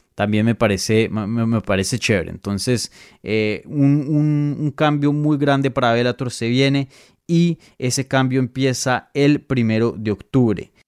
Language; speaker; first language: Spanish; native; Spanish